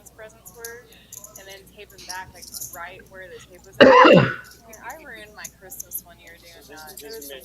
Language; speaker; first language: English; native; English